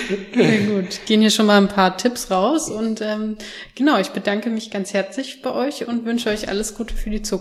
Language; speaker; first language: German; native; German